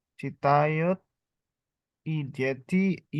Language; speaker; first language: Russian; non-native, learner; Indonesian